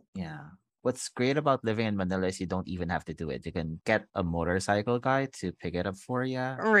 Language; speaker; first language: English; non-native, local second language; Filipino